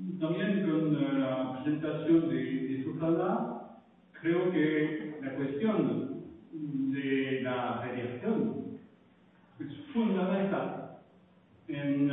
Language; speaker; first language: Spanish; non-native, fluent; French